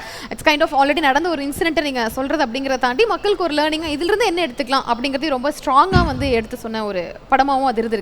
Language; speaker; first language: Tamil; native; Tamil